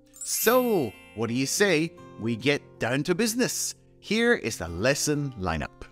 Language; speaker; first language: English; native; English